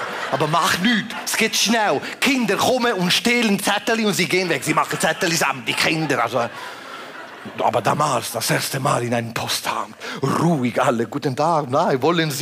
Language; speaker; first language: German; non-native, fluent; Italian